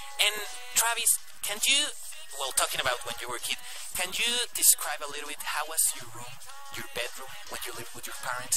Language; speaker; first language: English; non-native, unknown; Spanish